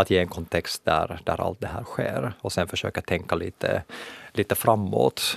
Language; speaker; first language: Swedish; non-native, local second language; Finnish